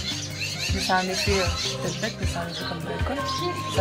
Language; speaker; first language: French; native; French